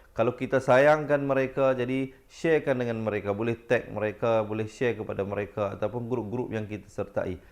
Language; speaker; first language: Malay; native; Malay